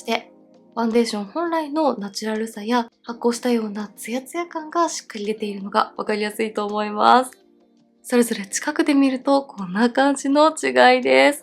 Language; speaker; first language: Japanese; native; Japanese